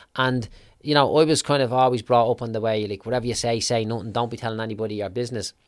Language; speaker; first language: English; native; English